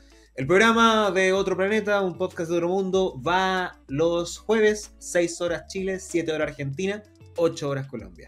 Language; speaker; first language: Spanish; native; Spanish